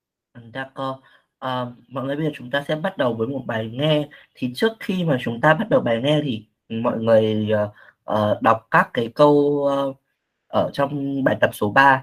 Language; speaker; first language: Vietnamese; native; Vietnamese